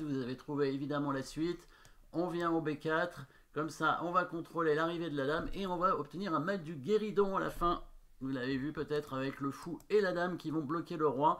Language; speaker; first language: French; native; French